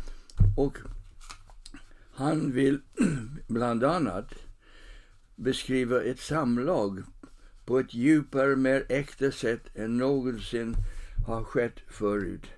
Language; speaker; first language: Swedish; non-native, fluent; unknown